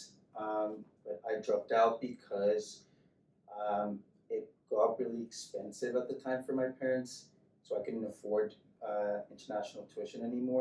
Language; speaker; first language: English; non-native, local second language; Yoruba